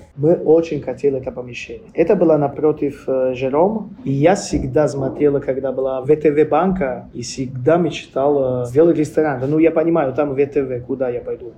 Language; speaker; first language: Russian; non-native, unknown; Italian